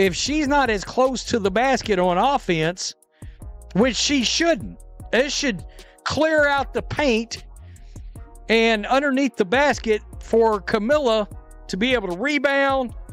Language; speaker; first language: English; native; English